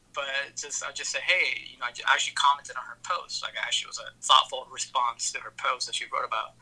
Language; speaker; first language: English; early bilingual, other home language; Spanish